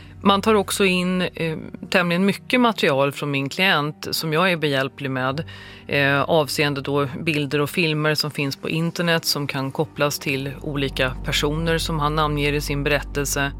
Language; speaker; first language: Swedish; native; Swedish